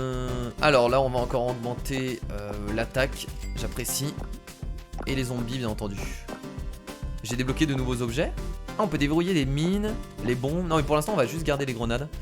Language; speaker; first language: French; native; French